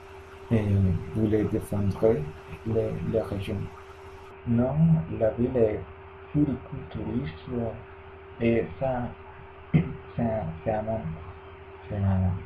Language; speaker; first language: French; non-native, learner; Spanish